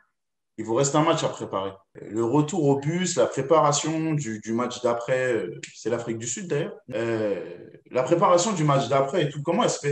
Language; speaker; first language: French; native; French